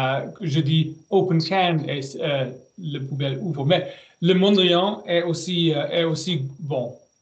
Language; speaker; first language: French; non-native, learner; German